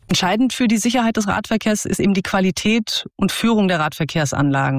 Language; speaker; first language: German; native; German